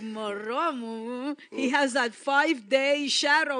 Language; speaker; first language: English; early bilingual, other home language; Greek